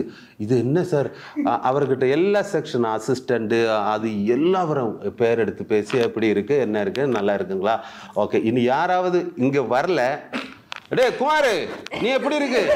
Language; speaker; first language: Tamil; non-native, learner; Malayalam